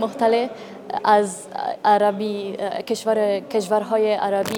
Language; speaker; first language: Persian; non-native, learner; Italian